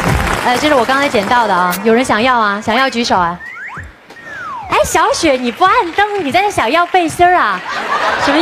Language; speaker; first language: Chinese; native; Chinese